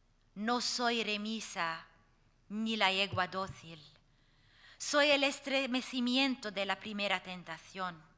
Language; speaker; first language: Spanish; non-native, fluent; Arabic